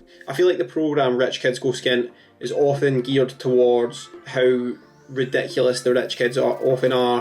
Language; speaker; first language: English; native; English